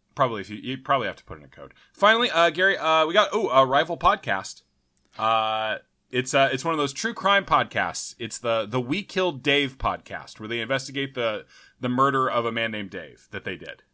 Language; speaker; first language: English; native; English